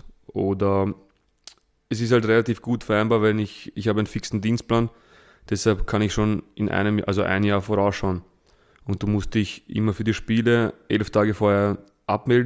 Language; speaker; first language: German; early bilingual, other home language; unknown